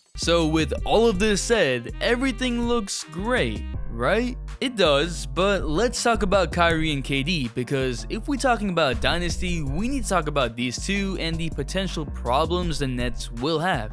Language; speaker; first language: English; native; English